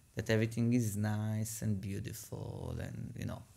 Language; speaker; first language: English; non-native, fluent; Hebrew